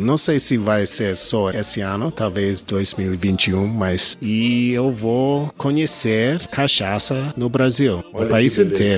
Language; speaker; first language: Portuguese; non-native, learner; English